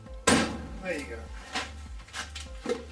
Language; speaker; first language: English; native; English